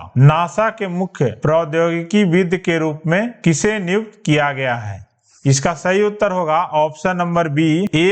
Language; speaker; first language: Hindi; native; Hindi